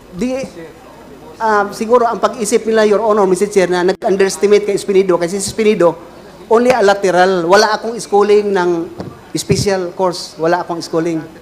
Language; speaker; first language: Filipino; non-native, local second language; Cebuano